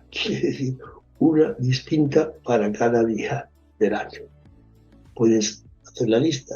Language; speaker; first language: Spanish; native; Spanish